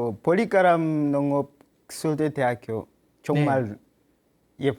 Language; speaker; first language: Korean; non-native, learner; Swahili